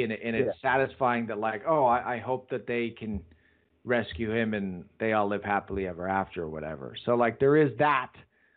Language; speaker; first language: English; native; English